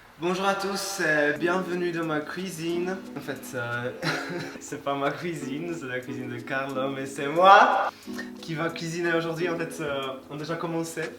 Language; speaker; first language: French; non-native, fluent; Polish